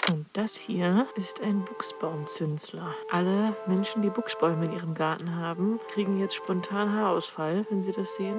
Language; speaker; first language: German; native; German